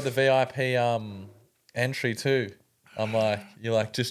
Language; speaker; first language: English; native; English